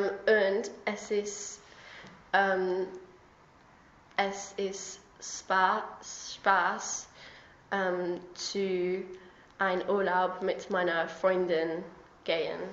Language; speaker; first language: German; non-native, learner; English